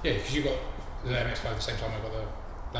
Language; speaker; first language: English; native; English